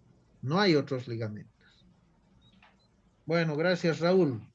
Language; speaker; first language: Spanish; native; Spanish